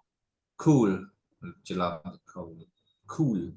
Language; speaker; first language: English; non-native, learner; Khmer